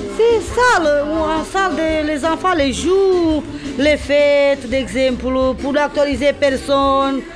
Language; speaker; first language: French; non-native, learner; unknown